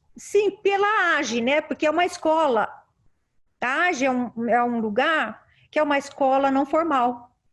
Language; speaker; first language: Portuguese; native; Portuguese